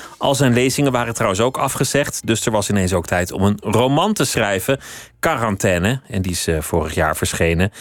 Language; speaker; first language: Dutch; native; Dutch